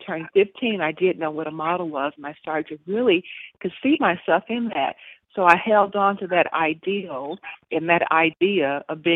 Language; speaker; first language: English; native; English